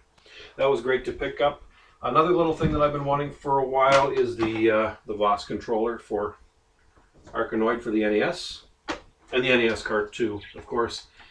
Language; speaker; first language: English; native; English